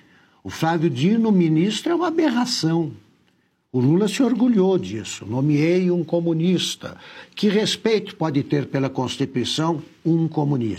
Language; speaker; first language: Portuguese; native; Portuguese